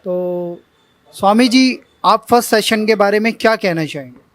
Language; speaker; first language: Hindi; native; Hindi